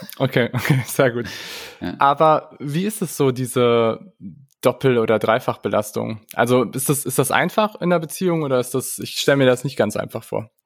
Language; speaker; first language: German; native; German